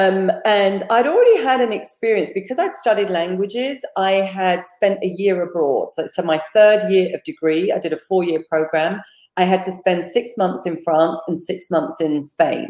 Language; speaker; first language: English; native; English